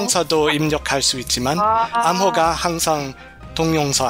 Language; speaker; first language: Korean; non-native, learner; English